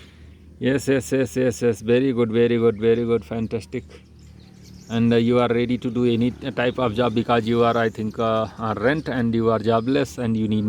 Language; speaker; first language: English; non-native, local second language; Hindi